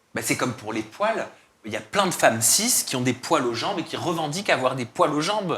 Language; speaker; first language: French; native; French